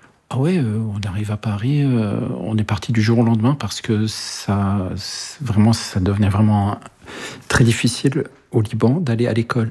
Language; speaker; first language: French; early bilingual, other home language; Arabic